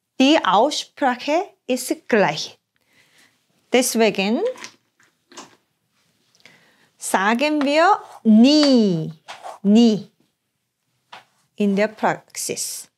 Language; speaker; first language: German; non-native, fluent; Korean